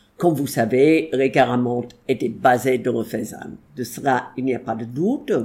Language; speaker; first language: French; non-native, fluent; English